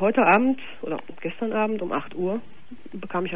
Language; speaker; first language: German; native; German